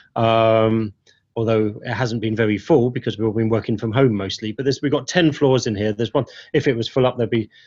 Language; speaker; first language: English; native; English